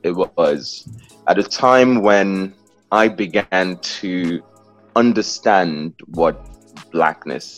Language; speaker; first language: English; non-native, local second language; Igbo